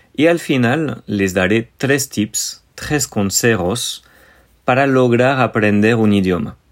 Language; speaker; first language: Spanish; non-native, fluent; French